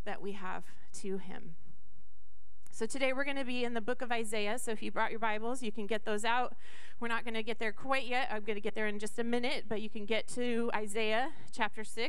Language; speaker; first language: English; native; English